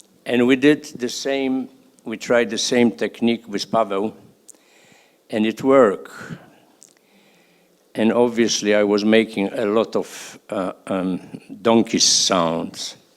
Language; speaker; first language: English; non-native, fluent; Polish